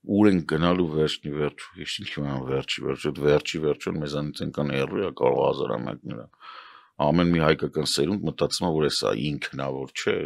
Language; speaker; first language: Armenian; native; Armenian